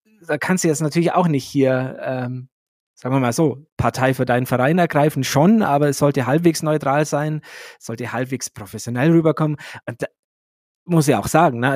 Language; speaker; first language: German; native; German